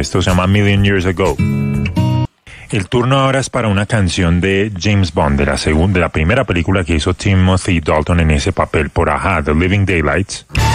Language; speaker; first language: Spanish; native; Spanish